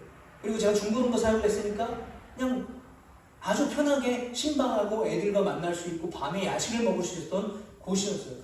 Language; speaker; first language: Korean; native; Korean